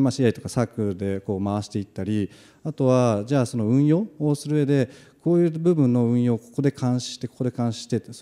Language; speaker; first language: Japanese; native; Japanese